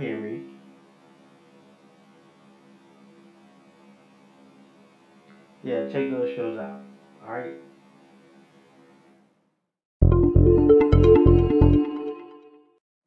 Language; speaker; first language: English; native; English